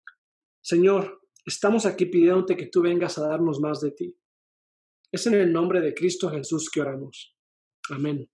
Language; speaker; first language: Spanish; native; Spanish